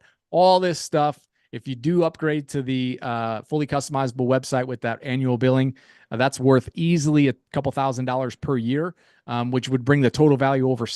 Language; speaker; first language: English; native; English